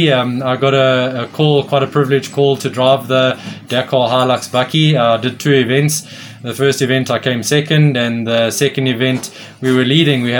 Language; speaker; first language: English; native; English